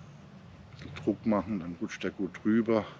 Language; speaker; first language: German; native; German